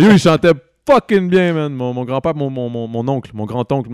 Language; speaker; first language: French; native; French